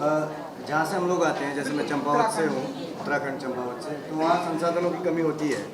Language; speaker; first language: Hindi; native; Hindi